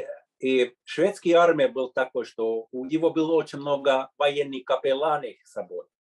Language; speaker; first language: Russian; non-native, fluent; Finnish